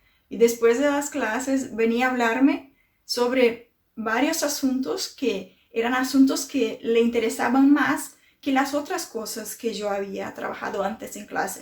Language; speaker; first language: Spanish; non-native, fluent; Portuguese